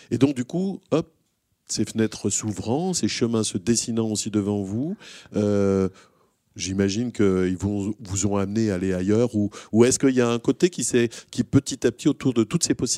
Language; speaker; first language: French; native; French